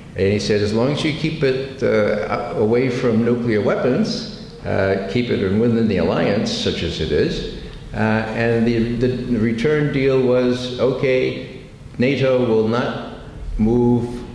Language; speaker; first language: English; native; English